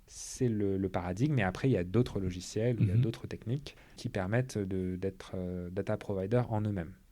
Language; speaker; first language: French; native; French